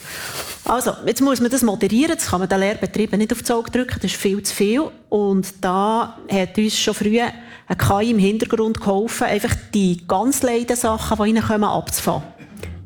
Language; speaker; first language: German; native; German